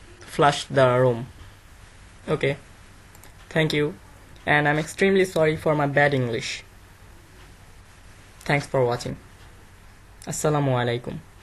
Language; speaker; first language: English; non-native, learner; Bangla